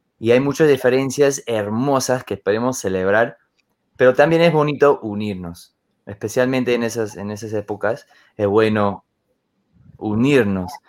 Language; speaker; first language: Spanish; non-native, fluent; English